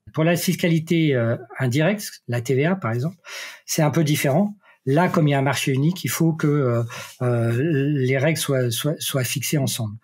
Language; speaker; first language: French; native; French